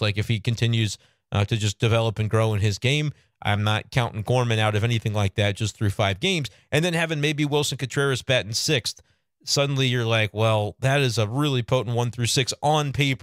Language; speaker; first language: English; native; English